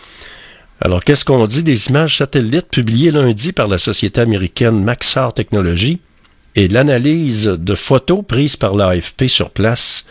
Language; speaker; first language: French; native; French